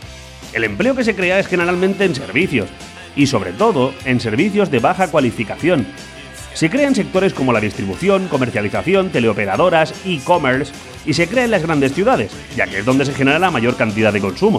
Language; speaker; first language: Spanish; native; Spanish